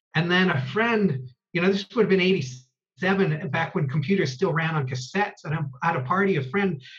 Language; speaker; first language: English; native; English